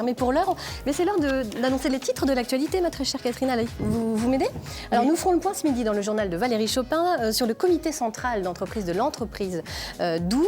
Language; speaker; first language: French; native; French